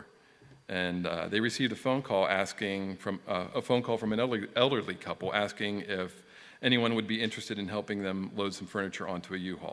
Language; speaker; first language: English; native; English